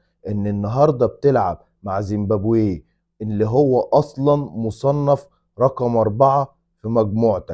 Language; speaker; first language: Arabic; native; Arabic